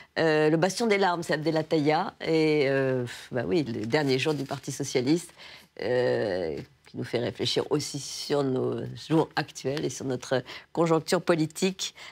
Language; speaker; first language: French; native; French